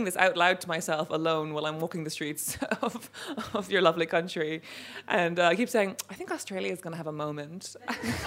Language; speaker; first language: English; native; English